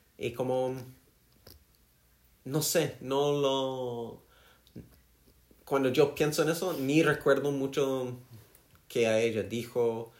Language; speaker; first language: Spanish; non-native, learner; English